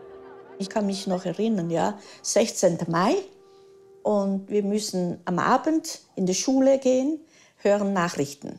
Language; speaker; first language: German; early bilingual, heritage; German